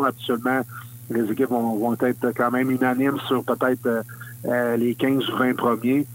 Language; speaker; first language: French; native; French